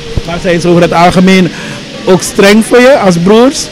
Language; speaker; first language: Dutch; native; Dutch